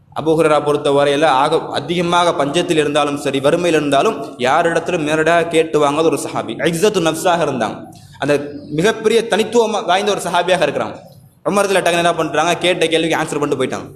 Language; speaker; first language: Tamil; native; Tamil